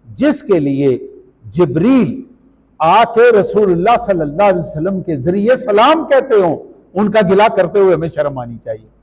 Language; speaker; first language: Urdu; non-native, local second language; Punjabi